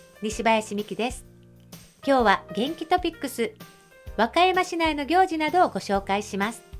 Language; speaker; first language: Japanese; native; Japanese